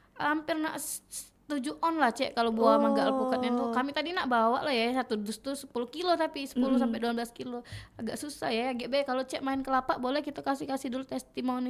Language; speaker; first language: Indonesian; native; Indonesian